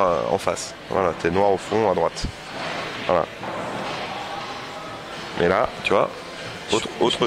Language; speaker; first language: French; native; French